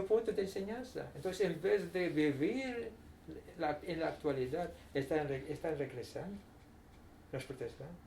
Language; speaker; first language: Spanish; non-native, fluent; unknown